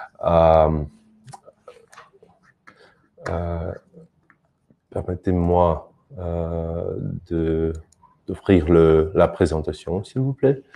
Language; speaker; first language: French; non-native, fluent; Russian